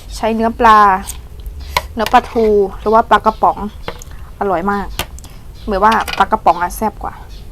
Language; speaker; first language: Thai; non-native, local second language; Northern Khmer